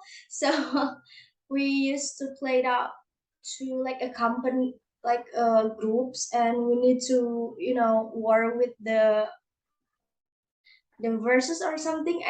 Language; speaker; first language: English; non-native, learner; Indonesian